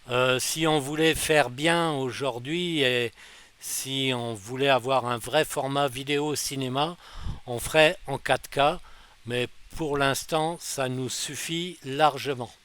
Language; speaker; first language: French; native; French